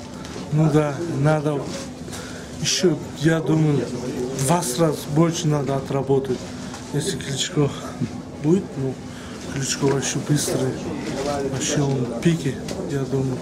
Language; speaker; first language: Russian; non-native, fluent; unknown